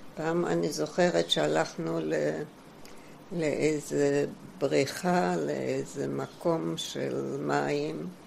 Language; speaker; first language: Hebrew; non-native, fluent; German